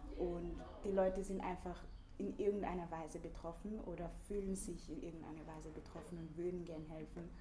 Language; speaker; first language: German; early bilingual, other home language; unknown